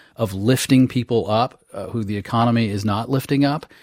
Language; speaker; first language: English; native; English